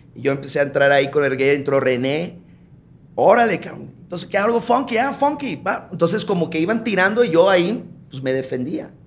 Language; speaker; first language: Spanish; early bilingual, heritage; Spanish